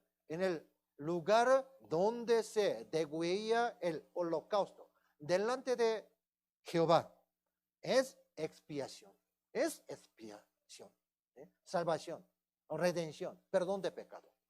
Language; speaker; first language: Spanish; non-native, fluent; Korean